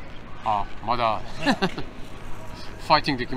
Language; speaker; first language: Japanese; non-native, learner; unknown